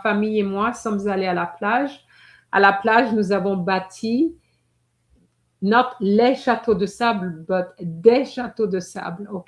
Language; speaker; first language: French; non-native, fluent; English